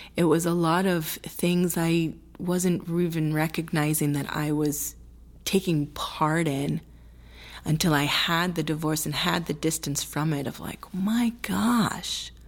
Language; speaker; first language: English; early bilingual, other home language; Spanish